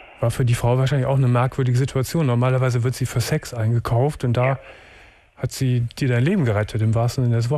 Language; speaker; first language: German; native; German